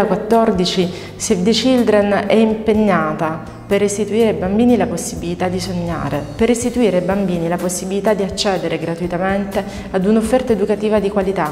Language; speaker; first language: Italian; native; Italian